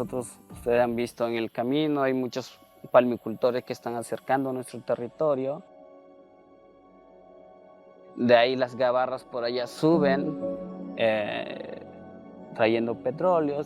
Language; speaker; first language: Spanish; non-native, local second language; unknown